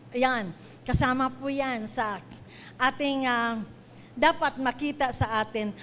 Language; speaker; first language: Filipino; non-native, local second language; Cebuano